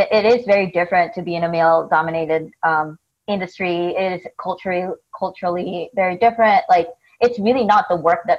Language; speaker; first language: English; non-native, local second language; Filipino